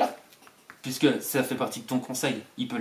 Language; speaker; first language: French; native; French